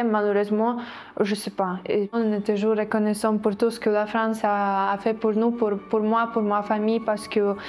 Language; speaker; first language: French; non-native, fluent; Ukrainian